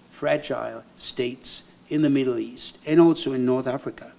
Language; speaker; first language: English; non-native, fluent; German